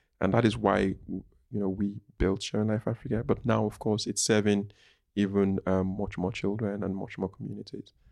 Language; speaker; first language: English; non-native, local second language; Igbo